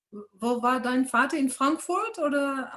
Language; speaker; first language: German; non-native, fluent; English